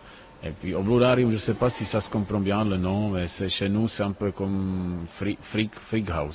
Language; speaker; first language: French; non-native, learner; Czech